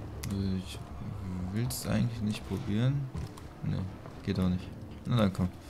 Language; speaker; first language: German; native; German